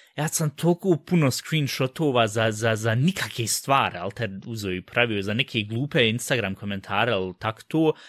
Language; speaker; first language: Bosnian; early bilingual, heritage; Bosnian